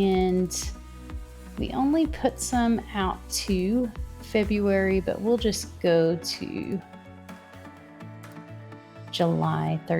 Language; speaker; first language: English; native; English